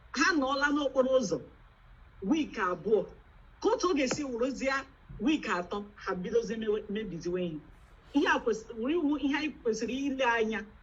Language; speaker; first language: Igbo; native; Igbo